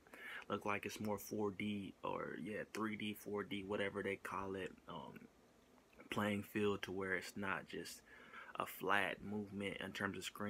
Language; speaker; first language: English; native; English